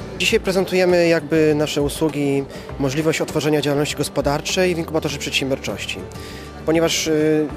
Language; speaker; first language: Polish; native; Polish